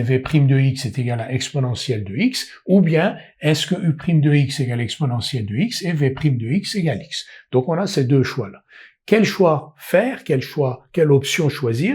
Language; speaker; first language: French; native; French